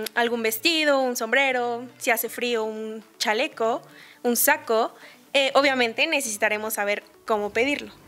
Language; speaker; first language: Spanish; native; Spanish